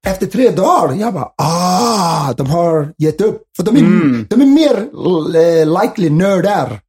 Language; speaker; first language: Swedish; early bilingual, other home language; Somali